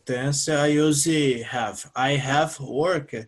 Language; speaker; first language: English; non-native, learner; Portuguese